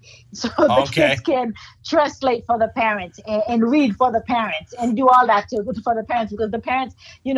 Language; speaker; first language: English; non-native, fluent; Haitian Creole